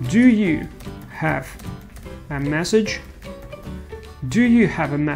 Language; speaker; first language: English; non-native, fluent; Russian